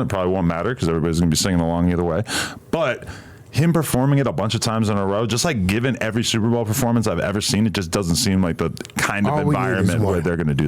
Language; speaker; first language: English; native; English